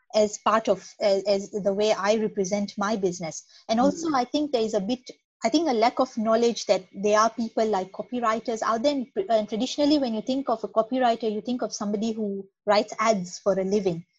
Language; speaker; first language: English; non-native, local second language; Gujarati